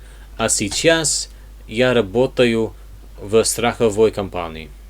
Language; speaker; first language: Russian; non-native, learner; English